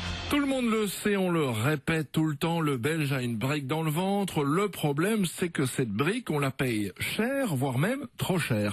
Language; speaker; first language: French; native; French